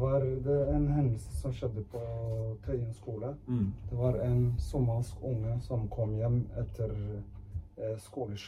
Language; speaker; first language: Norwegian; early bilingual, other home language; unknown